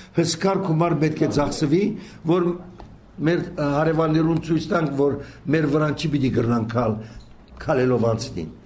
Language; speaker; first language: Armenian; early bilingual, heritage; Armenian